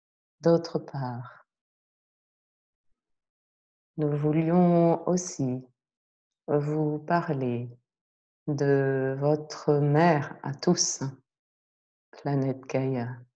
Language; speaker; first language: French; native; French